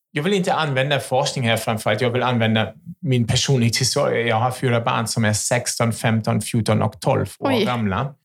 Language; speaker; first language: Swedish; non-native, fluent; German